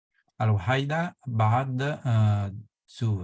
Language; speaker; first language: Arabic; non-native, learner; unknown